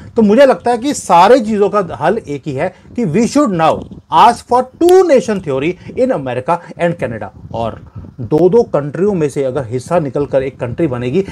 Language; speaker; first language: Hindi; native; Hindi